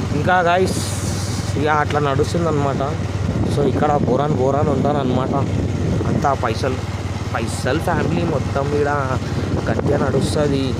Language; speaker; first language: Telugu; non-native, local second language; Tamil